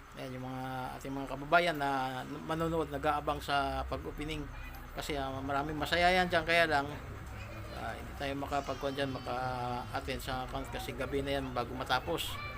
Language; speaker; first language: Filipino; native; Filipino